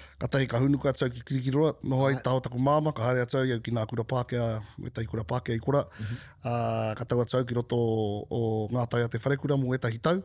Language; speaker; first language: Māori; native; Māori